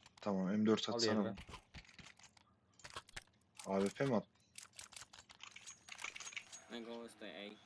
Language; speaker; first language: English; non-native, learner; Turkish